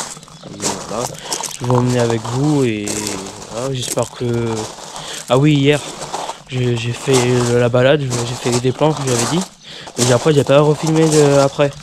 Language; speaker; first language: French; native; French